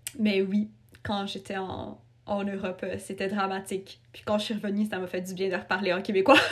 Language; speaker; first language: French; early bilingual, other home language; Russian